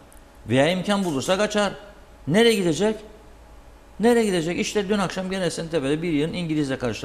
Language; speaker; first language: Turkish; native; Turkish